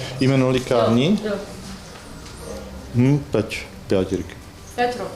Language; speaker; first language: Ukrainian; non-native, learner; Czech